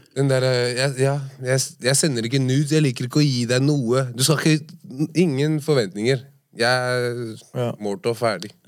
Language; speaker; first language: Norwegian; early bilingual, other home language; Arabic